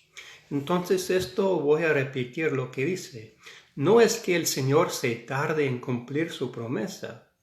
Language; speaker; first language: Spanish; non-native, fluent; English